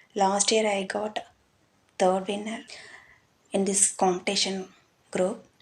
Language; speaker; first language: English; non-native, local second language; Tamil